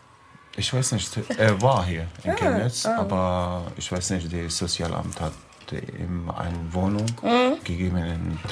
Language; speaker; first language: German; non-native, learner; Arabic